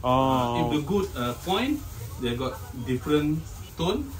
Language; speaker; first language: English; non-native, local second language; Malay